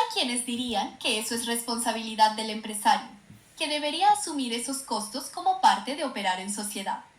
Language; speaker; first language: Spanish; native; Spanish